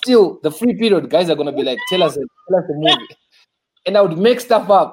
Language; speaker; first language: English; non-native, local second language; Shona